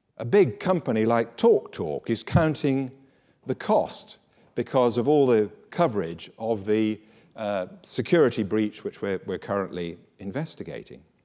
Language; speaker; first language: English; native; English